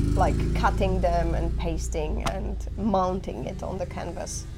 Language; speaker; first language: English; non-native, fluent; Polish